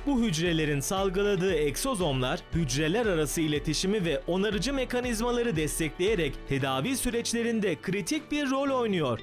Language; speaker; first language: Turkish; native; Turkish